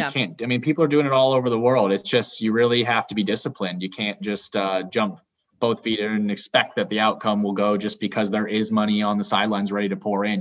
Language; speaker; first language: English; native; English